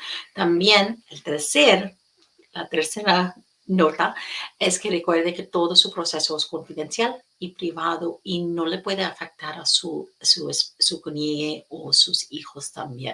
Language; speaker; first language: Spanish; non-native, fluent; English